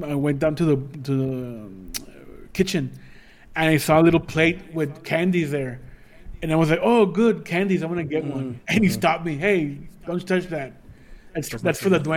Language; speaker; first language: English; early bilingual, other home language; Spanish